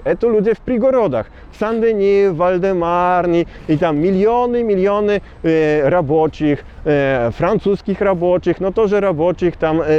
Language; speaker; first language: Russian; non-native, learner; Polish